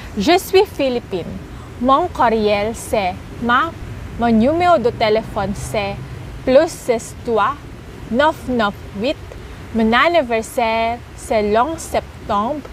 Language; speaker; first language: French; non-native, learner; Filipino